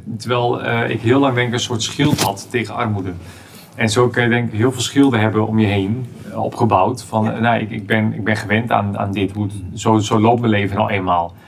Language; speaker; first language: Dutch; early bilingual, heritage; Dutch